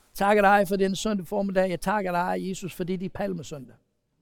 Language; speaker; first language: Danish; non-native, fluent; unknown